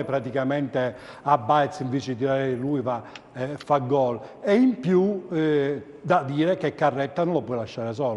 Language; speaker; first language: Italian; native; Italian